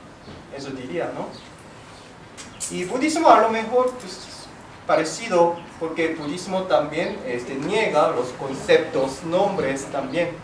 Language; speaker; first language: Spanish; non-native, fluent; Korean